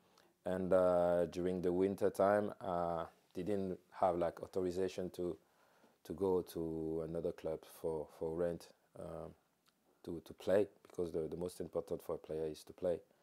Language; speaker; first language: English; non-native, fluent; French